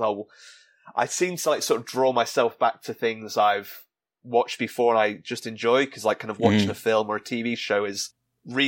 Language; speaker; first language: English; native; English